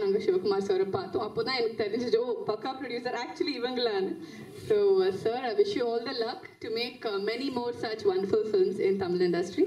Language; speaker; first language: Tamil; non-native, fluent; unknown